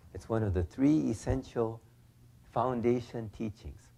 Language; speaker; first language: English; native; English